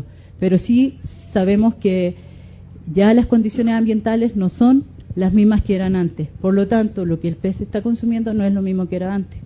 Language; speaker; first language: Spanish; native; Spanish